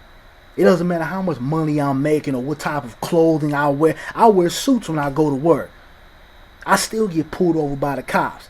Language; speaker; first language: English; native; English